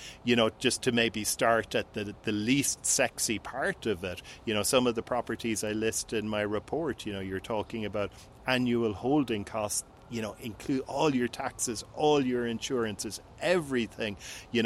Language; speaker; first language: English; native; English